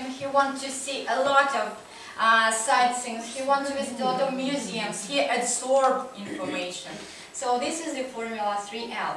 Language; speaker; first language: English; non-native, fluent; Russian